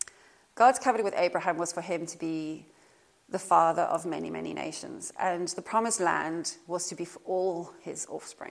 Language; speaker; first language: English; native; English